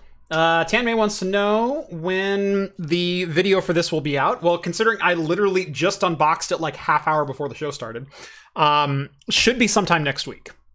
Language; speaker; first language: English; native; English